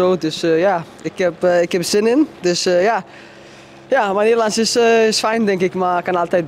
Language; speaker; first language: Dutch; non-native, learner; Danish